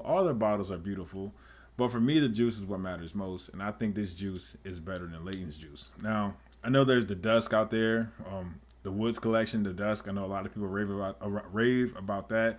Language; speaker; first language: English; native; English